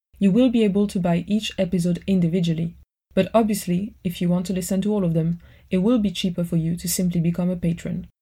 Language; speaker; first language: English; non-native, fluent; French